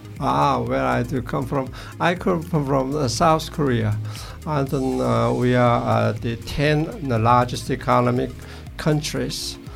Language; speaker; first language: English; non-native, learner; Korean